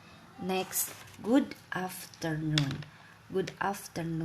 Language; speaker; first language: English; non-native, learner; Indonesian